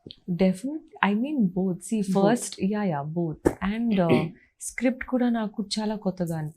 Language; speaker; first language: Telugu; non-native, learner; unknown